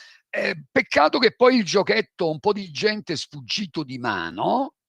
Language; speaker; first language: Italian; native; Italian